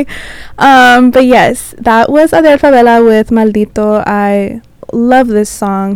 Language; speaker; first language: English; early bilingual, other home language; Spanish